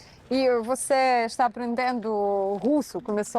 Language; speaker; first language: Portuguese; non-native, fluent; Russian